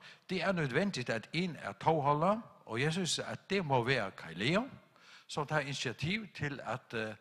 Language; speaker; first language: Danish; non-native, local second language; Faroese